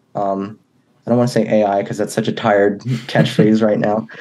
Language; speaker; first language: English; native; English